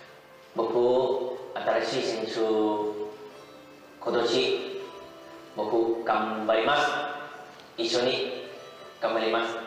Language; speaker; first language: Japanese; non-native, learner; Thai